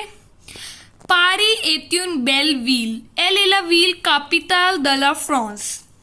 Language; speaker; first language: French; non-native, learner; Hindi